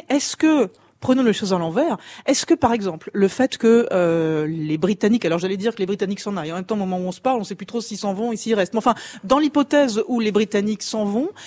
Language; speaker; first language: French; native; French